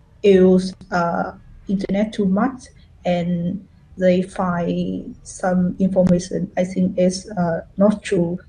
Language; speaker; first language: English; non-native, learner; Vietnamese